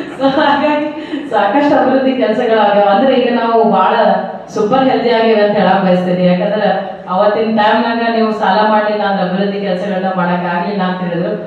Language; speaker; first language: Kannada; native; Kannada